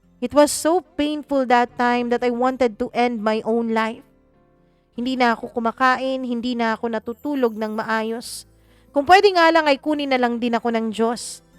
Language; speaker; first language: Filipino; non-native, local second language; Cebuano